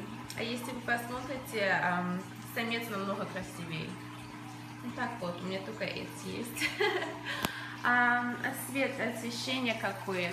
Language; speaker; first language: Russian; early bilingual, other home language; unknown